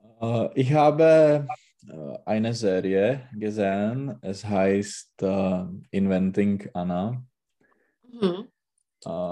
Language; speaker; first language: German; non-native, learner; Czech